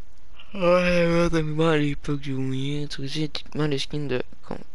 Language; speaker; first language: French; native; French